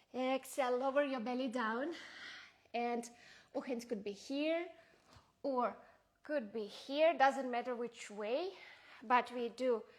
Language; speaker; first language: English; non-native, fluent; Ukrainian